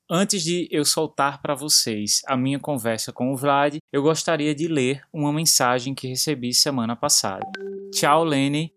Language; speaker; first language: Portuguese; native; Portuguese